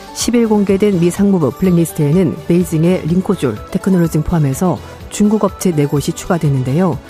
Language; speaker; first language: Korean; native; Korean